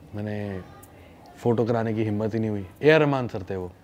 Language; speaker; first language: Hindi; native; Hindi